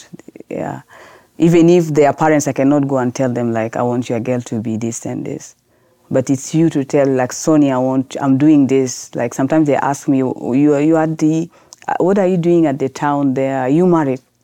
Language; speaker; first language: English; non-native, fluent; Arabic